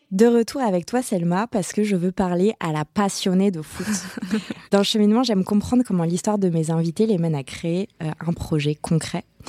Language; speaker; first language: French; native; French